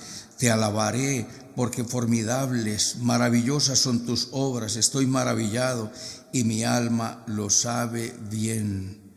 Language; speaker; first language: Spanish; native; Spanish